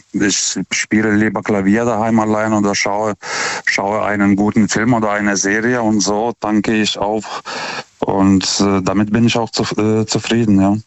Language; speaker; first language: German; native; German